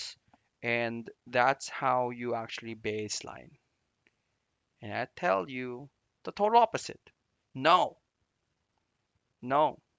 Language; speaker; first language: English; non-native, local second language; Filipino